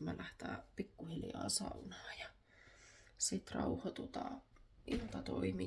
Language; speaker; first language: Finnish; native; Finnish